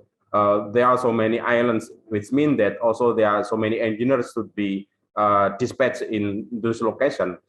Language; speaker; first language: English; non-native, local second language; Indonesian